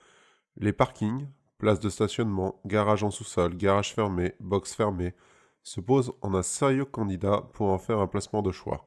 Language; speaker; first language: French; native; French